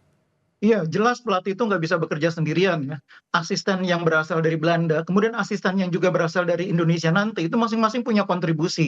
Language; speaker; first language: Indonesian; native; Indonesian